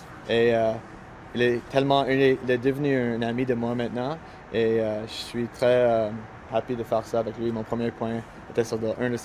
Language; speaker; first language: French; non-native, local second language; English